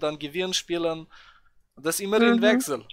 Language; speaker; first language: German; native; German